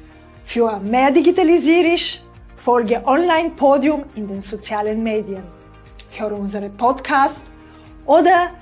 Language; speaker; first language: German; non-native, fluent; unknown